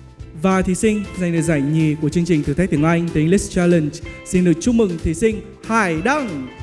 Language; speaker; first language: Vietnamese; native; Vietnamese